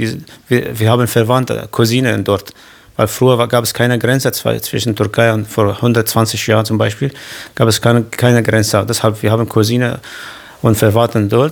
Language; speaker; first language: German; non-native, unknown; Kurdish